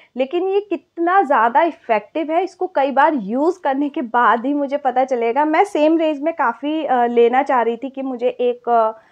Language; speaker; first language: Hindi; native; Hindi